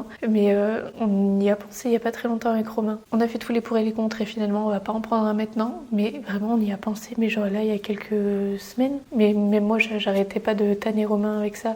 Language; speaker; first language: French; native; French